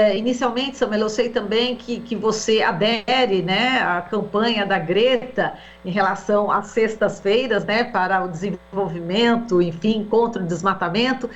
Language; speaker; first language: Portuguese; native; Portuguese